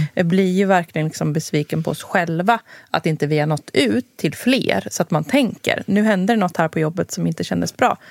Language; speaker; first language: Swedish; native; Swedish